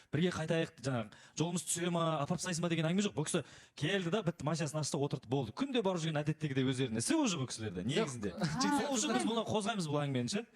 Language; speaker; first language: Kazakh; native; Kazakh